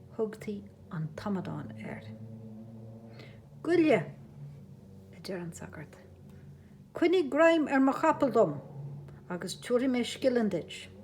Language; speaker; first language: Irish; native; Irish